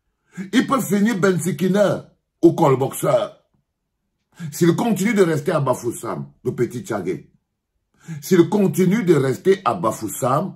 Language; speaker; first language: French; native; French